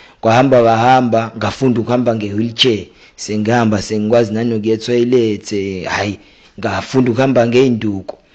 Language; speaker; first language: Zulu; native; Zulu